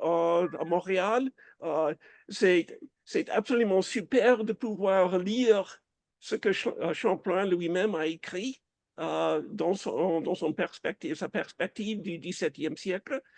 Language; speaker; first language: French; non-native, fluent; English